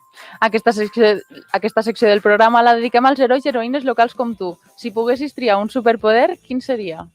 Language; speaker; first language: Catalan; native; Catalan